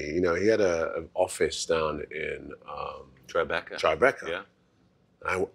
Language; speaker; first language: English; native; English